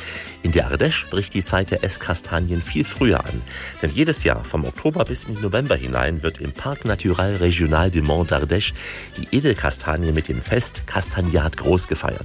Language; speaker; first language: German; native; German